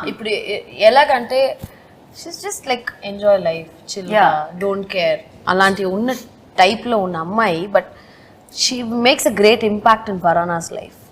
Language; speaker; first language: Telugu; non-native, fluent; Tamil